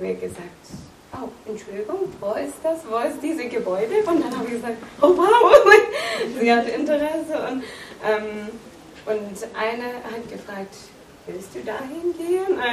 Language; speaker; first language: German; non-native, learner; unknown